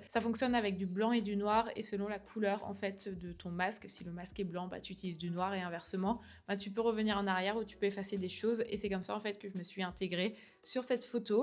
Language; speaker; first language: French; native; French